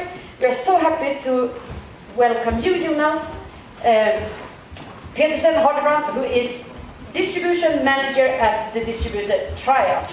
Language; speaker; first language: English; non-native, fluent; Swedish